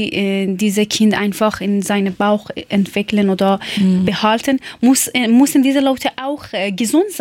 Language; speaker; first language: German; non-native, learner; Persian